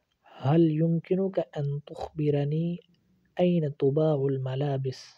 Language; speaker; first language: Arabic; non-native, fluent; Urdu